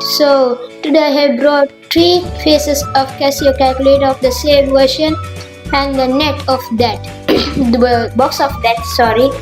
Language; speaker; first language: English; non-native, local second language; Sinhala